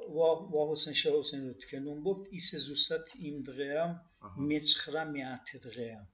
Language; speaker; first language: Georgian; early bilingual, heritage; Georgian